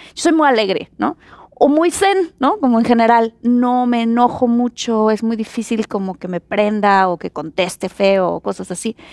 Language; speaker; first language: Spanish; native; Spanish